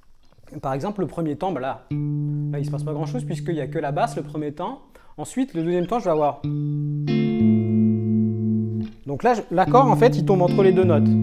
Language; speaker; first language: French; native; French